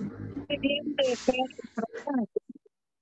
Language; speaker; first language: French; non-native, learner; Spanish